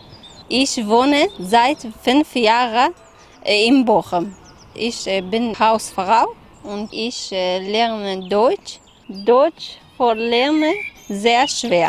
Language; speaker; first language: German; non-native, learner; Kurdish